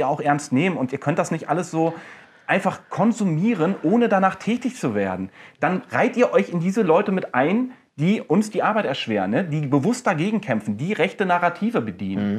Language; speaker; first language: German; native; German